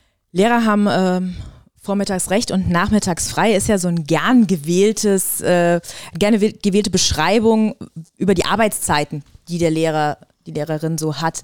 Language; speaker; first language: German; native; German